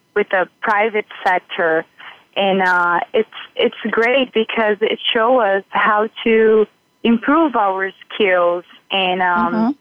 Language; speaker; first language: English; non-native, fluent; Portuguese